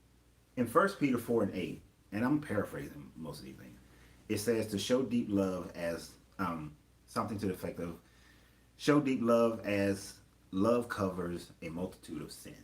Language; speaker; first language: English; native; English